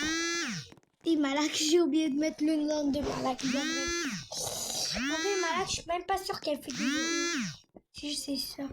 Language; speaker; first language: French; native; French